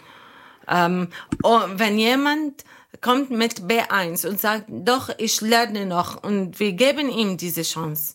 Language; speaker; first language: German; non-native, learner; Arabic